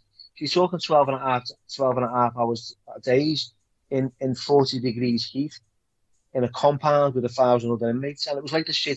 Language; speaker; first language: English; native; English